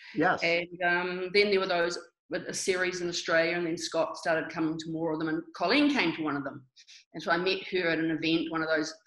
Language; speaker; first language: English; native; English